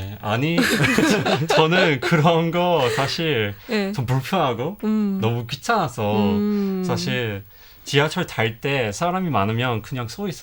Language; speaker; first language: Korean; non-native, fluent; English